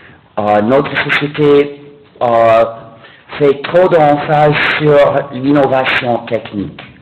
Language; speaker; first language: French; non-native, fluent; English